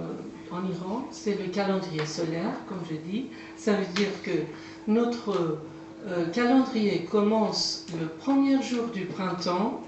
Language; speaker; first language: French; non-native, fluent; Persian